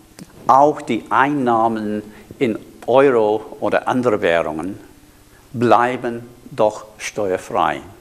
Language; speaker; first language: German; non-native, fluent; English